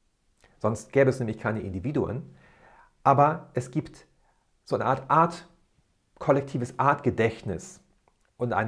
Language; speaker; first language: German; native; German